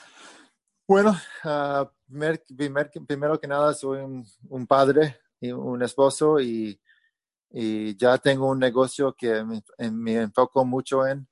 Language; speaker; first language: Spanish; early bilingual, heritage; Spanish